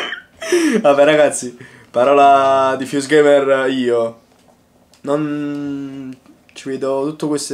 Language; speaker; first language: Italian; native; Italian